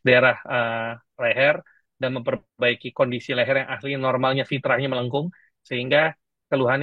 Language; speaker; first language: Indonesian; native; Indonesian